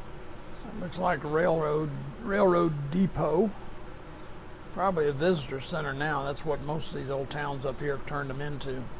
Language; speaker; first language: English; native; English